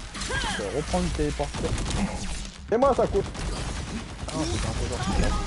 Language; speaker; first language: French; native; French